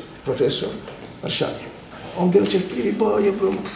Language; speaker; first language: Polish; non-native, learner; Italian